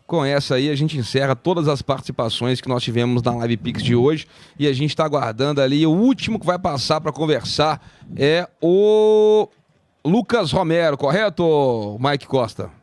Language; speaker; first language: Portuguese; native; Portuguese